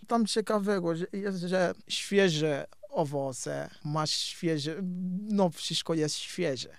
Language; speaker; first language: Polish; non-native, fluent; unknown